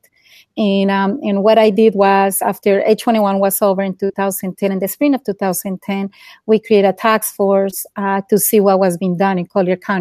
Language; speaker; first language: English; non-native, fluent; Spanish